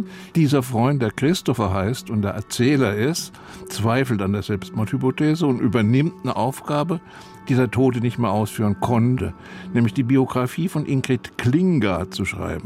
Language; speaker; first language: German; native; German